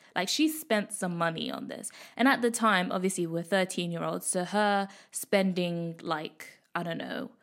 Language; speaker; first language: English; native; English